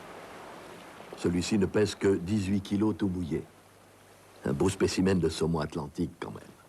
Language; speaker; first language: French; native; French